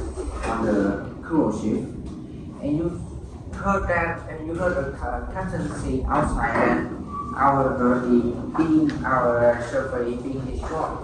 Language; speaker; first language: English; non-native, learner; Vietnamese